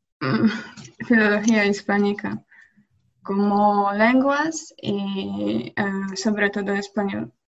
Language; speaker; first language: Spanish; non-native, learner; Polish